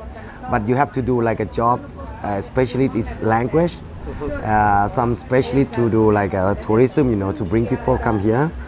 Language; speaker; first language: English; non-native, fluent; Thai